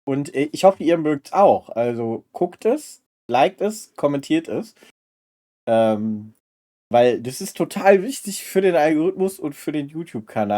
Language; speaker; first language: German; native; German